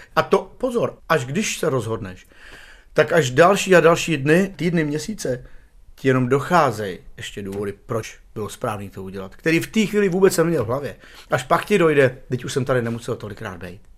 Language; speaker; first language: Czech; native; Czech